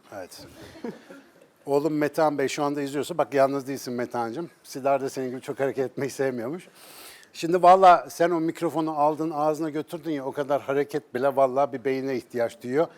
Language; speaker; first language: Turkish; native; Turkish